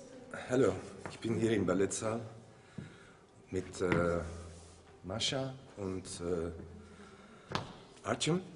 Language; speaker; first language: German; non-native, learner; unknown